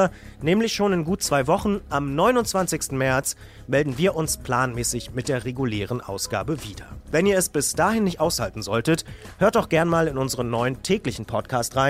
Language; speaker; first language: German; native; German